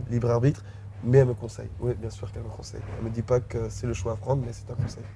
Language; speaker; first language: French; native; French